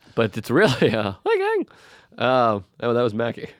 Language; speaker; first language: English; native; English